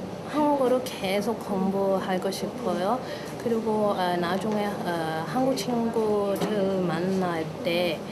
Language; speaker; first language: Korean; non-native, learner; Cantonese